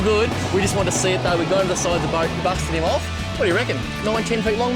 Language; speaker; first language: English; native; English